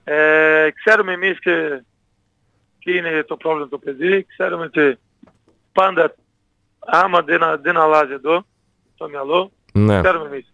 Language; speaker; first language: Greek; non-native, learner; Portuguese